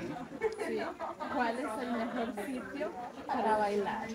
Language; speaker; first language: Spanish; native; Spanish